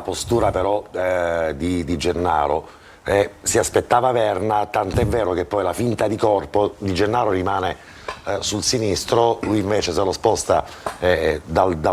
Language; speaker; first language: Italian; native; Italian